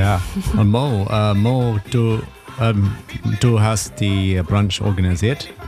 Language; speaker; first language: German; non-native, learner; English